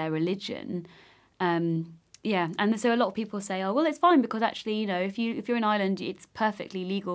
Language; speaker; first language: English; native; English